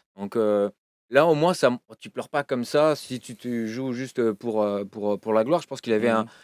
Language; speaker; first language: French; native; French